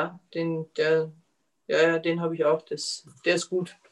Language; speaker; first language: German; native; German